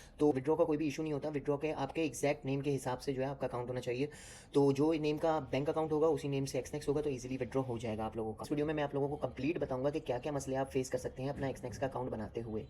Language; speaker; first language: Urdu; native; Urdu